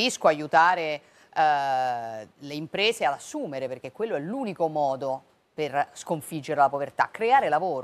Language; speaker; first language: Italian; native; Italian